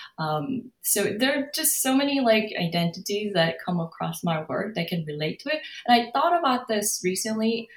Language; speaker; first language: English; non-native, fluent; Korean